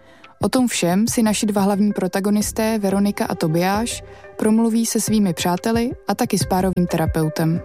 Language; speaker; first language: Czech; native; Czech